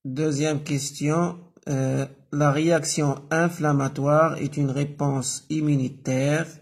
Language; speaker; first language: French; non-native, local second language; Arabic